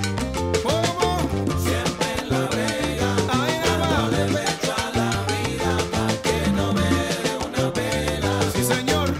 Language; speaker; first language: Spanish; native; Spanish